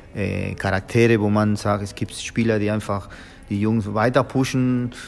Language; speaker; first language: German; non-native, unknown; Spanish